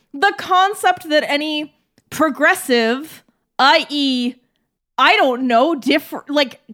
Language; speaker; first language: English; native; English